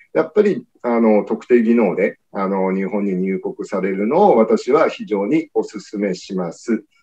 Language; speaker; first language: Japanese; native; Japanese